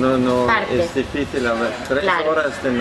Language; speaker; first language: Spanish; non-native, learner; Danish